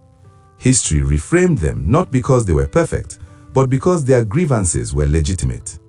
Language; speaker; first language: English; non-native, local second language; Igbo